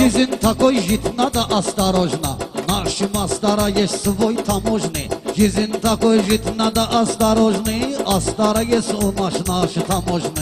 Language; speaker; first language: Russian; non-native, learner; Talysh